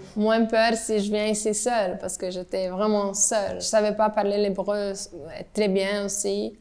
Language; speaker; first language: French; early bilingual, heritage; French